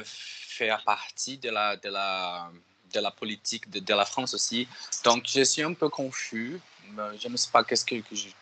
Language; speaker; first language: French; non-native, learner; Portuguese